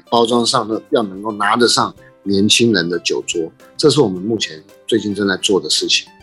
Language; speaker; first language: Chinese; native; Chinese